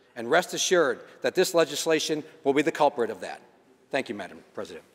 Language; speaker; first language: English; native; English